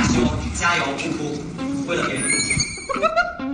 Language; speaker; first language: Chinese; native; Chinese